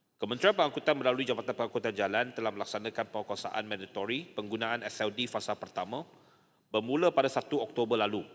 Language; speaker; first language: Malay; native; Malay